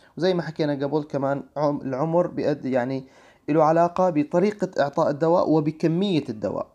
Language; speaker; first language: Arabic; native; Arabic